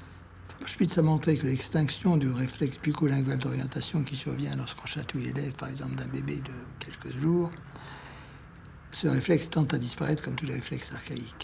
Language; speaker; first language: French; native; French